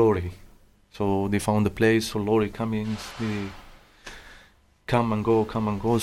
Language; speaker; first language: English; non-native, learner; Arabic